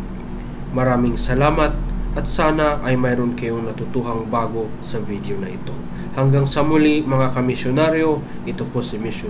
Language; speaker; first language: Filipino; native; Filipino